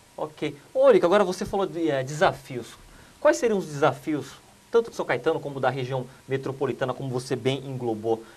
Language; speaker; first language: Portuguese; native; Portuguese